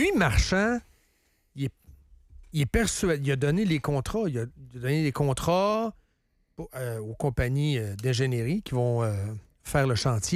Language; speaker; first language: French; native; French